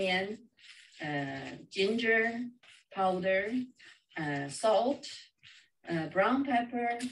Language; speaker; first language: English; non-native, fluent; Chinese